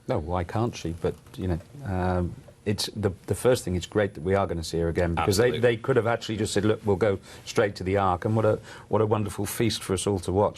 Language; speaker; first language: English; native; English